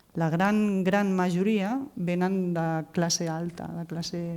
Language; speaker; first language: Catalan; native; Catalan